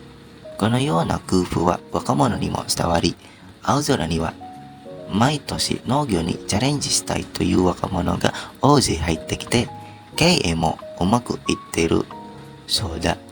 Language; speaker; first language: Japanese; non-native, learner; Indonesian